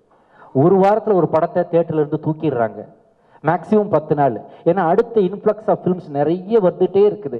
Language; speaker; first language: Tamil; native; Tamil